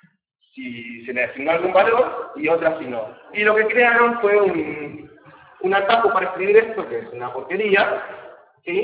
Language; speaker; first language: Spanish; native; Spanish